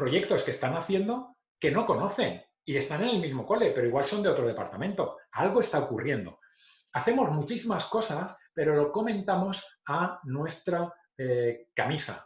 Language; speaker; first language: Spanish; native; Spanish